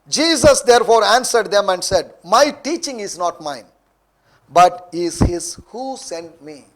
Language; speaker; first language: English; non-native, local second language; Telugu